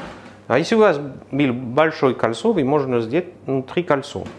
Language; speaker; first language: Russian; non-native, learner; French